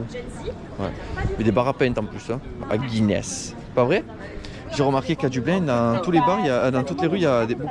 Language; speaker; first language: French; native; French